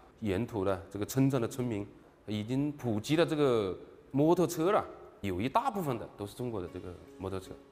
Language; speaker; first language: Chinese; native; Chinese